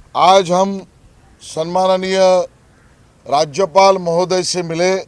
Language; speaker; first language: Hindi; non-native, local second language; Marathi